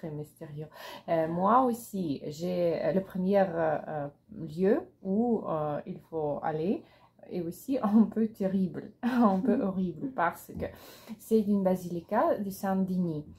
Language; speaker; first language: French; non-native, learner; Russian